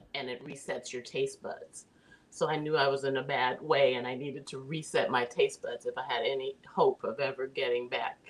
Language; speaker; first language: English; native; English